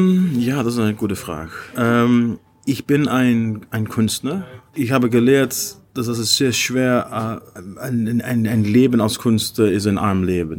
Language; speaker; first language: German; non-native, learner; Dutch